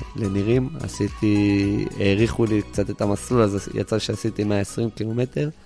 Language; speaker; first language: Hebrew; early bilingual, other home language; English